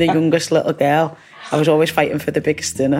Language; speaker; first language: English; native; English